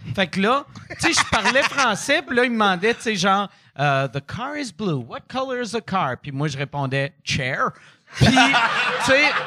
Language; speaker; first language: French; native; French